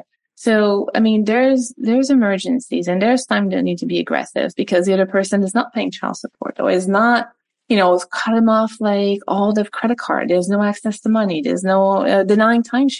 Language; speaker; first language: English; non-native, fluent; French